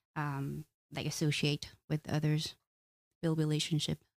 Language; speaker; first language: English; non-native, fluent; Korean